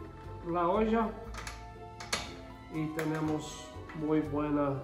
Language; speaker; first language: Spanish; non-native, fluent; English